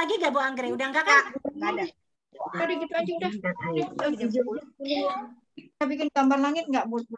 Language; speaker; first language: Indonesian; native; Indonesian